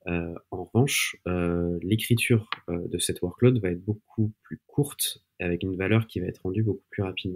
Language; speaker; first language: French; native; French